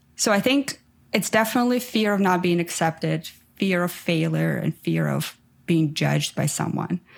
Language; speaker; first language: English; non-native, fluent; Ukrainian